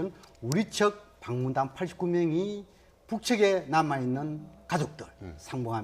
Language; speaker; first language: Korean; native; Korean